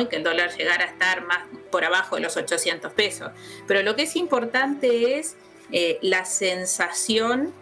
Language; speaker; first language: Spanish; native; Spanish